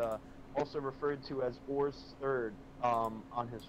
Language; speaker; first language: English; native; English